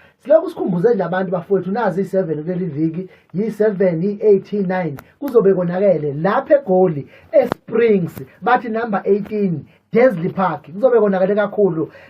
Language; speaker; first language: Zulu; native; Zulu